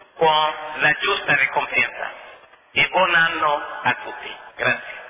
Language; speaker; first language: Italian; non-native, fluent; Portuguese